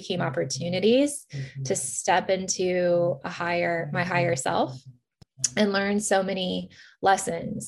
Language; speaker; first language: English; native; English